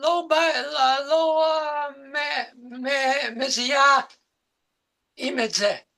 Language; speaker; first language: Hebrew; non-native, learner; English